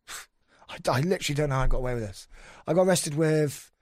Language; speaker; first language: English; native; English